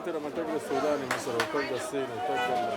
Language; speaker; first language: Arabic; native; Arabic